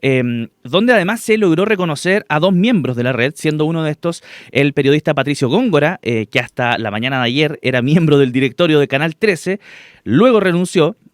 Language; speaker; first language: Spanish; native; Spanish